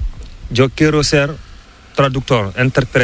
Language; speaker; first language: Spanish; non-native, learner; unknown